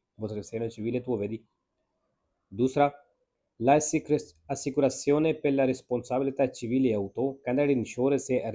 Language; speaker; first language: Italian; non-native, fluent; Punjabi